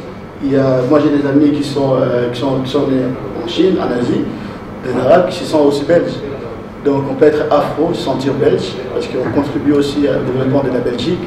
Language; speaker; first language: French; non-native, local second language; Swahili